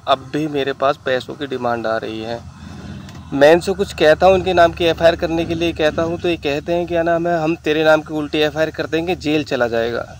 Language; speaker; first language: Hindi; native; Hindi